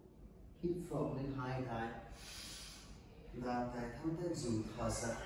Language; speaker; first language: Vietnamese; non-native, learner; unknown